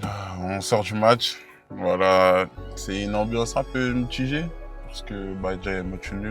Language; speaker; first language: French; native; French